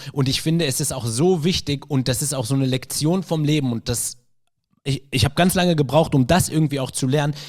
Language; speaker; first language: German; early bilingual, other home language; Arabic